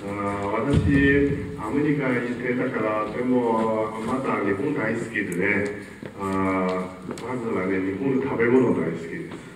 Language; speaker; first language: Japanese; non-native, fluent; Mongolian